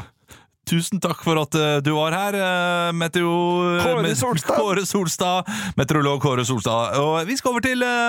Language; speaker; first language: Norwegian; native; Norwegian